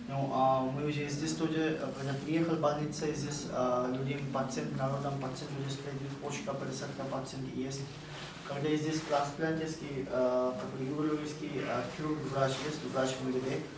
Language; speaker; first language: Russian; non-native, learner; Hindi